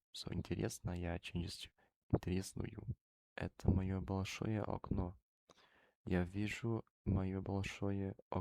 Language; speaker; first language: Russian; non-native, learner; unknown